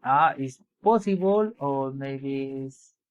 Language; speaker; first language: English; non-native, learner; Spanish